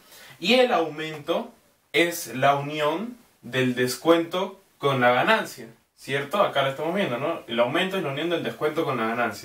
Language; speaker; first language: Spanish; native; Spanish